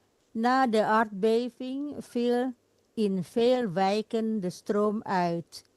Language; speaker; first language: Dutch; non-native, fluent; Indonesian